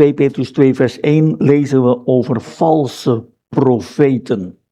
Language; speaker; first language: Dutch; non-native, fluent; Indonesian